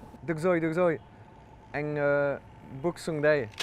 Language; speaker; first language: Vietnamese; non-native, learner; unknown